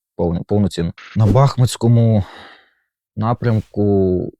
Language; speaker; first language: Ukrainian; native; Ukrainian